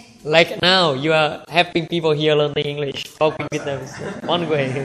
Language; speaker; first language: English; non-native, learner; Vietnamese